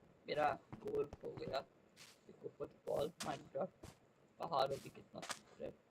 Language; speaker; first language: Hindi; non-native, local second language; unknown